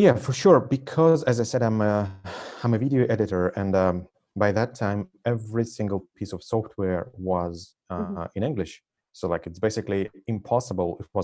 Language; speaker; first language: English; non-native, fluent; Russian